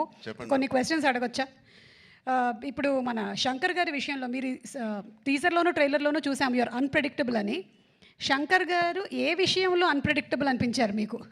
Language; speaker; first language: Telugu; native; Telugu